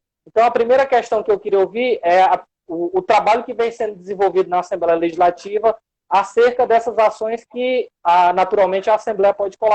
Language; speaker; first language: Portuguese; native; Portuguese